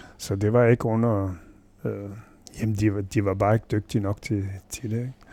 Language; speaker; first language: Danish; non-native, fluent; French